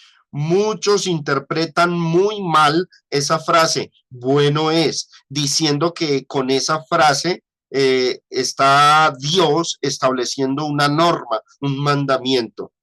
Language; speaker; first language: Spanish; native; Spanish